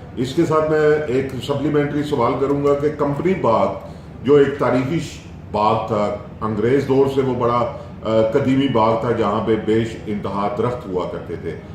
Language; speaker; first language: Urdu; non-native, local second language; Punjabi